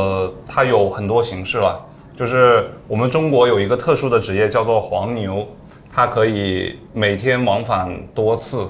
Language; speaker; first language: Chinese; native; Chinese